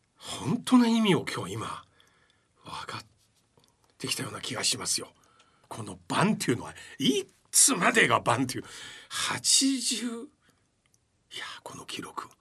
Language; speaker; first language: Japanese; non-native, fluent; Chinese